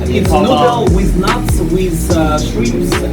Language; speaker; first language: English; non-native, learner; Russian